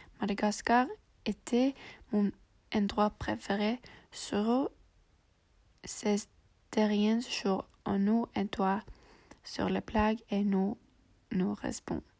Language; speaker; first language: French; non-native, learner; English